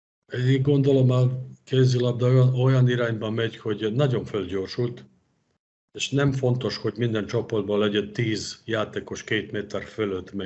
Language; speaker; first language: Hungarian; non-native, fluent; Serbian